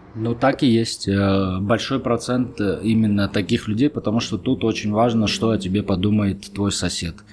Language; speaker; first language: Russian; early bilingual, other home language; Armenian